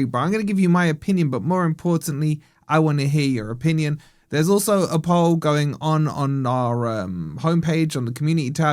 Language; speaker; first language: English; native; English